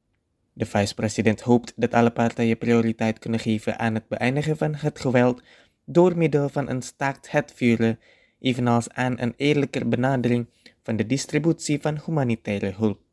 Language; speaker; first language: Dutch; non-native, fluent; Indonesian